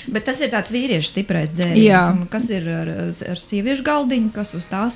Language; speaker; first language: Latvian; native; Latvian